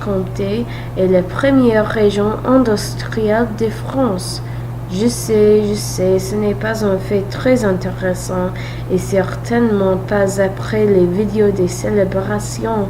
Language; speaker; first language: French; non-native, learner; English